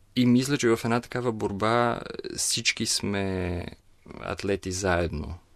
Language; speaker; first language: Bulgarian; native; Bulgarian